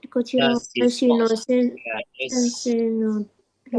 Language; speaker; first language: Japanese; non-native, learner; Indonesian